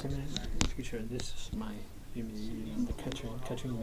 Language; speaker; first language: English; non-native, learner; Chinese